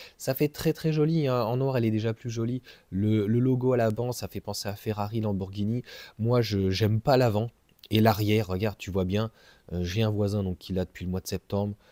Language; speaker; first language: French; native; French